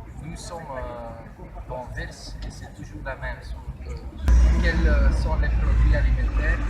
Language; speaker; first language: French; non-native, learner; Dutch